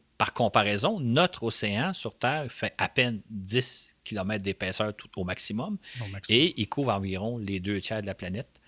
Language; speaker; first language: French; native; French